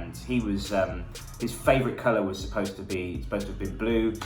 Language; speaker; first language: English; native; English